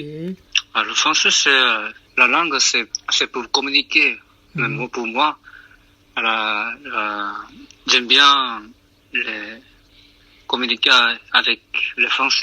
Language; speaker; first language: French; non-native, learner; Korean